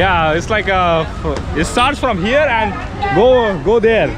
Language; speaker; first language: English; non-native, local second language; Hindi